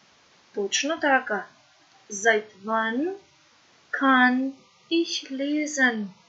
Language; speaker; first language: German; non-native, fluent; Macedonian